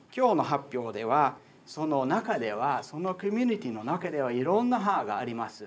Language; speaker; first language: Japanese; non-native, fluent; English